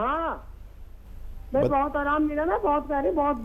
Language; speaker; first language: Hindi; native; Hindi